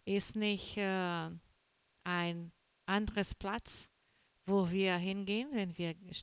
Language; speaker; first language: German; non-native, learner; Portuguese